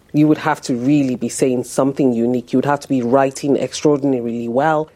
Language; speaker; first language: English; non-native, local second language; Yoruba